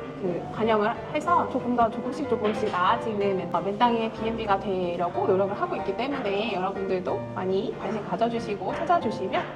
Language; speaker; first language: Korean; native; Korean